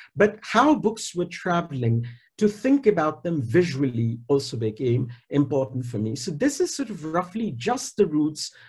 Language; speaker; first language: English; non-native, local second language; Hindi